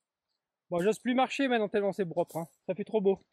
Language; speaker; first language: French; native; French